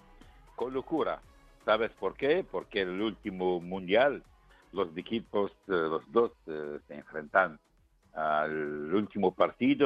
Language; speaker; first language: Spanish; non-native, fluent; Arabic